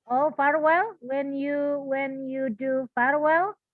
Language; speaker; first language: English; non-native, fluent; Indonesian